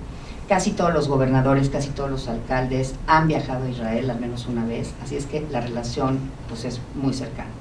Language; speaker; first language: Spanish; native; Spanish